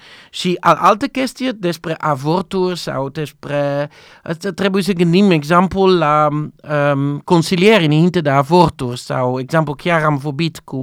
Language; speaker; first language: Romanian; non-native, learner; Dutch